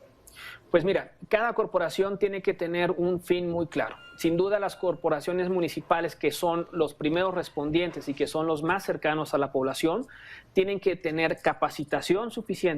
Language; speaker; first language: Spanish; native; Spanish